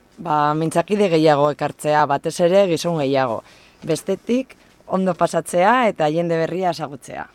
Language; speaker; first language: Basque; non-native, local second language; Spanish